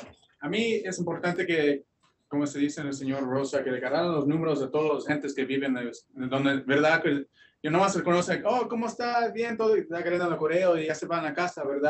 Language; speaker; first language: Spanish; early bilingual, heritage; Spanish